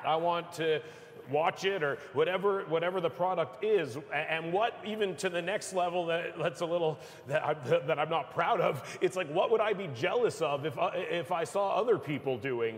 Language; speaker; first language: English; native; English